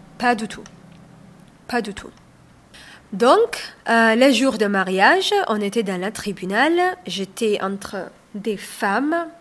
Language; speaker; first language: French; non-native, learner; Somali